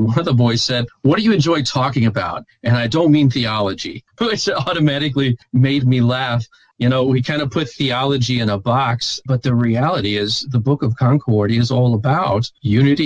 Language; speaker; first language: English; native; English